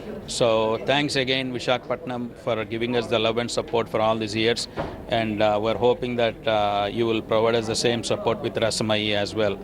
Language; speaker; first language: English; non-native, local second language; Telugu